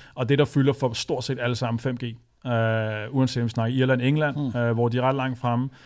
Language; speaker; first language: Danish; native; Danish